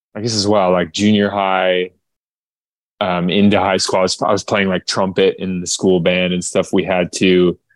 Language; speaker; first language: English; native; English